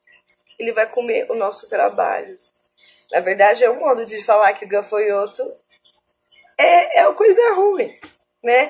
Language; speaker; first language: Portuguese; native; Portuguese